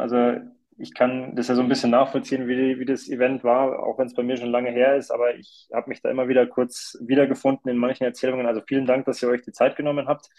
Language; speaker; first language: German; native; German